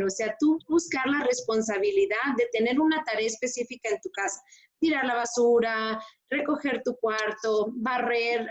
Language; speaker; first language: Spanish; native; Spanish